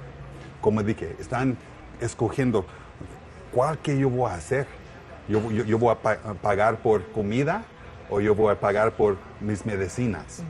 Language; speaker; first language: Spanish; non-native, learner; English